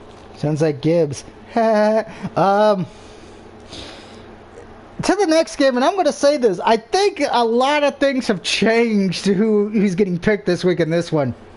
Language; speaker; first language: English; native; English